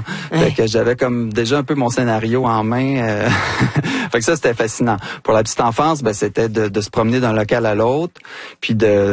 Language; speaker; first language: French; native; French